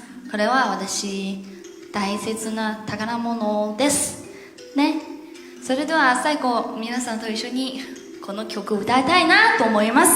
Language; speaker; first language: Japanese; non-native, learner; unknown